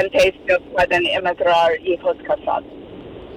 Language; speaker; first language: Spanish; non-native, fluent; English